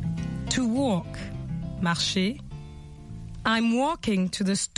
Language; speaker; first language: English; non-native, fluent; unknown